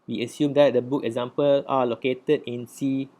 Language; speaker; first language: English; non-native, local second language; Malay